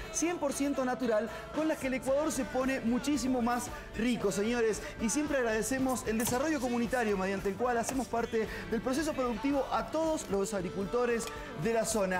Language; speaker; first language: Spanish; native; Spanish